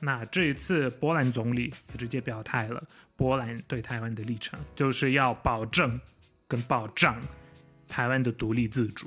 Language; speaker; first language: Chinese; non-native, fluent; Polish